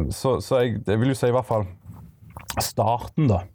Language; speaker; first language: Norwegian; native; Norwegian